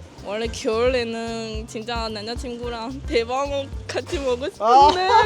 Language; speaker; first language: Korean; non-native, learner; Chinese